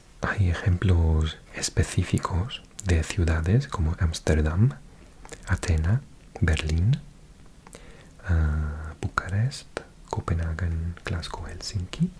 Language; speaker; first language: Spanish; non-native, fluent; English